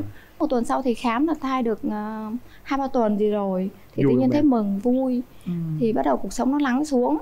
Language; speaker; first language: Vietnamese; native; Vietnamese